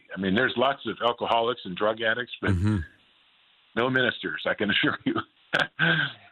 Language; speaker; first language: English; native; English